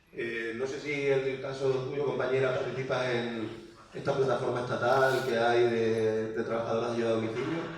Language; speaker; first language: Spanish; native; Spanish